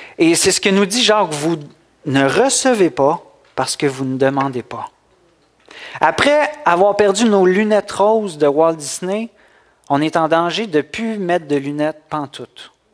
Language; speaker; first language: French; native; French